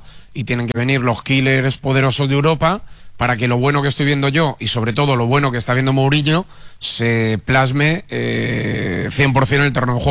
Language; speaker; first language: Spanish; native; Spanish